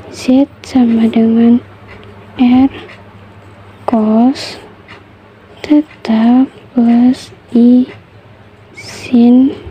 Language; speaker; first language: Indonesian; native; Indonesian